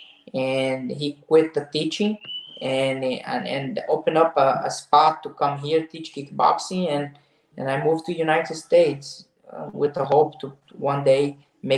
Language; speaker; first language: English; non-native, fluent; Portuguese